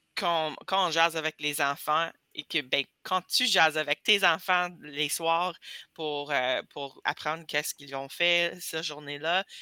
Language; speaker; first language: French; non-native, fluent; English